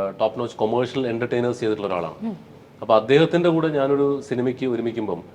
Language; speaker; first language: Malayalam; native; Malayalam